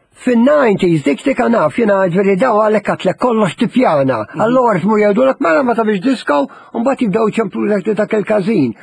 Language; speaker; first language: Maltese; native; Maltese